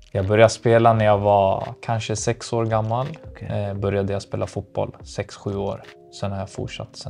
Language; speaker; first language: Swedish; early bilingual, other home language; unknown